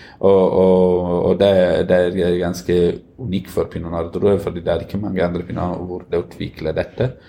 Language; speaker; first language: Norwegian; non-native, fluent; Italian